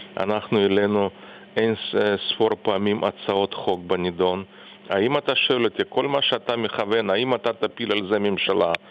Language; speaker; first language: Hebrew; non-native, fluent; Russian